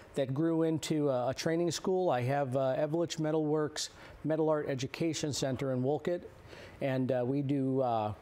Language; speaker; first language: English; native; English